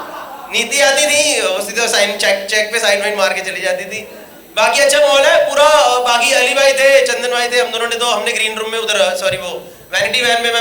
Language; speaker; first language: Hindi; native; Hindi